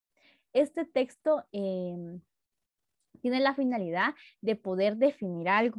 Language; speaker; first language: Spanish; native; Spanish